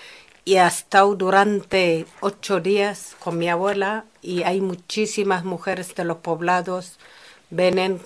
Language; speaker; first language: Spanish; non-native, fluent; Amharic